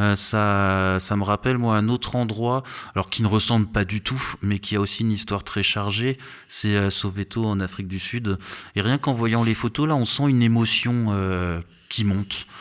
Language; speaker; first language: French; native; French